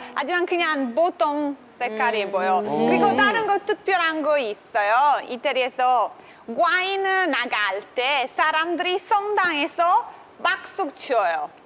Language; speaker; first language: Korean; non-native, learner; Italian